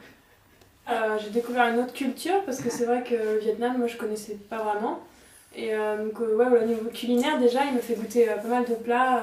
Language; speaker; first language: French; native; French